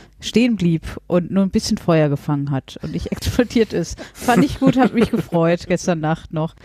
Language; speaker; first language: German; native; German